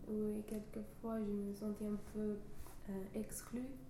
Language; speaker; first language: French; non-native, fluent; English